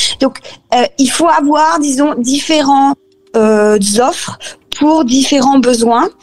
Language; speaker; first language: French; early bilingual, other home language; Spanish